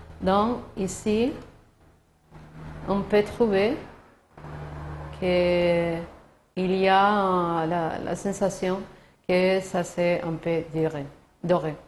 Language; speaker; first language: French; non-native, learner; Spanish